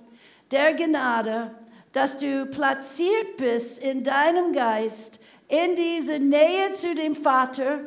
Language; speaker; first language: German; non-native, fluent; English